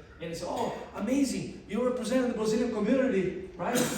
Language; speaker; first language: English; non-native, fluent; Portuguese